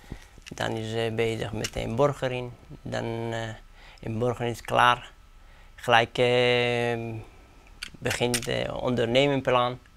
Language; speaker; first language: Dutch; non-native, learner; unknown